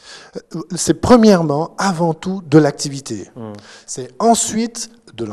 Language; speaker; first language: French; native; French